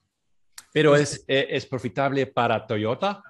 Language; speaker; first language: Spanish; non-native, fluent; French